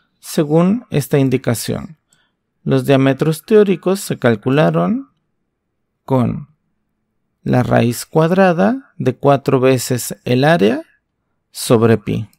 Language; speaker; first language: Spanish; native; Spanish